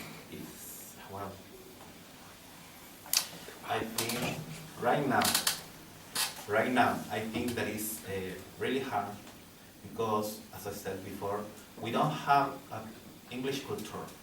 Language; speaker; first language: English; non-native, learner; Spanish